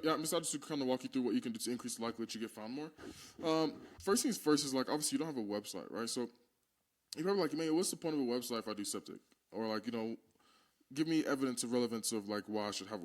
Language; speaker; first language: English; native; English